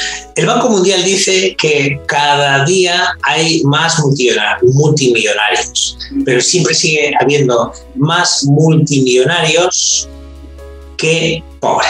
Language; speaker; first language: Spanish; native; Spanish